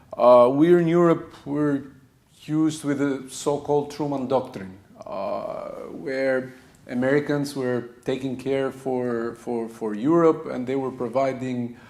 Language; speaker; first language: English; non-native, fluent; Albanian